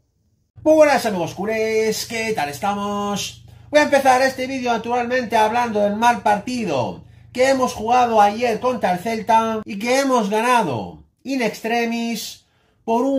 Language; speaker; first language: Spanish; native; Spanish